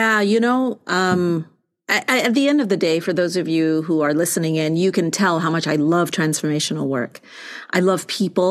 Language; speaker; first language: English; non-native, local second language; Malay